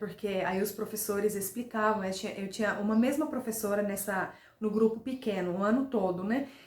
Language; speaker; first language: Portuguese; non-native, fluent; Finnish